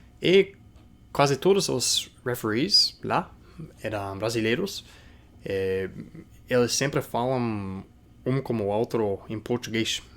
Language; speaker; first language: Portuguese; non-native, fluent; English